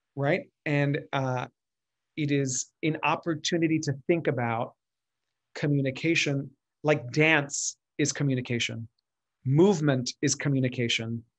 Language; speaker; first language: English; early bilingual, other home language; Spanish